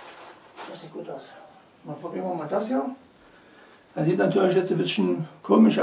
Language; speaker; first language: German; native; German